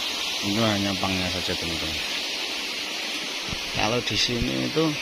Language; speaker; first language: Indonesian; non-native, local second language; Javanese